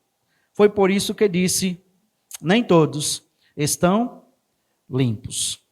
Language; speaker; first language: Portuguese; native; Portuguese